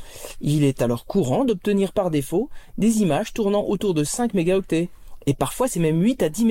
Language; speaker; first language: French; native; French